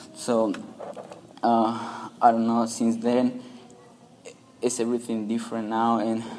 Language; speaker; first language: English; non-native, fluent; Spanish